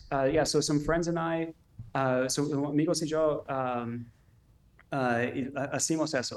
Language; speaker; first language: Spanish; early bilingual, heritage; English